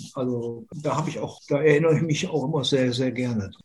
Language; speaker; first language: German; native; German